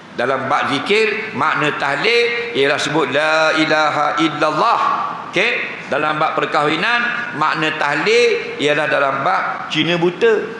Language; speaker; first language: Malay; native; Malay